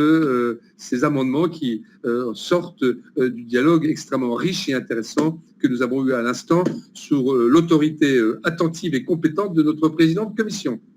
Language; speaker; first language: French; native; French